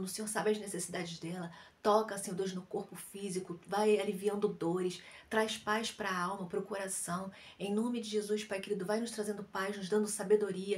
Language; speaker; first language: Portuguese; native; Portuguese